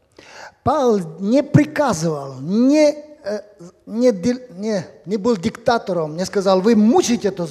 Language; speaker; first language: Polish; non-native, learner; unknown